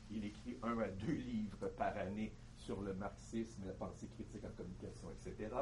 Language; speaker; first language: French; native; French